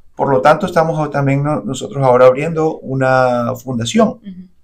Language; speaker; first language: Spanish; native; Spanish